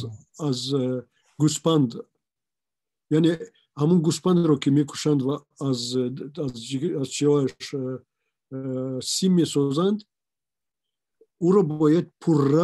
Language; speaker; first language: Persian; non-native, local second language; Shughni